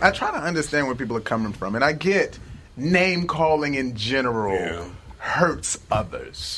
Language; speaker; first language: English; native; English